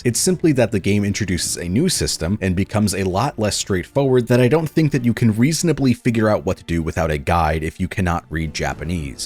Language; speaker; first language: English; native; English